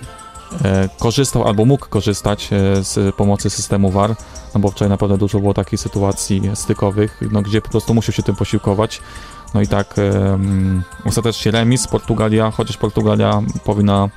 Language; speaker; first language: Polish; native; Polish